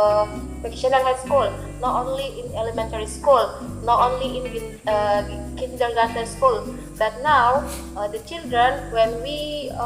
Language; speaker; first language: English; non-native, learner; Indonesian